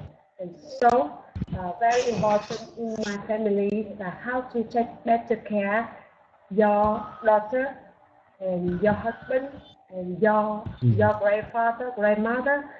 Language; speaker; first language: English; non-native, learner; Vietnamese